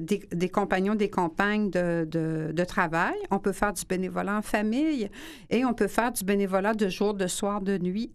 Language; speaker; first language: French; native; French